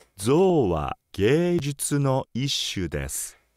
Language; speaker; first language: Japanese; native; Japanese